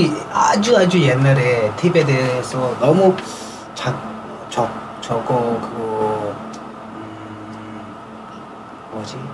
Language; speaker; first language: Korean; non-native, learner; Tibetan